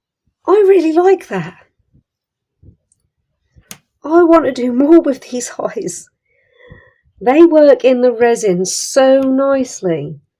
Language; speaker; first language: English; native; English